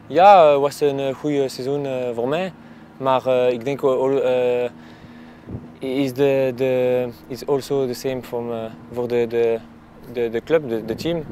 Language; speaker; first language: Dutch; non-native, local second language; Spanish